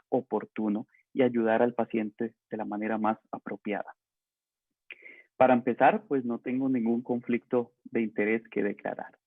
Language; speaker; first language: Spanish; native; Spanish